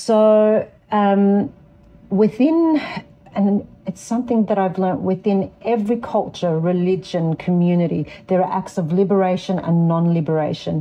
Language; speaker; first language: English; native; English